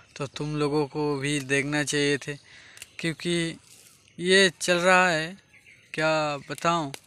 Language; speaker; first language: Hindi; non-native, local second language; Bangla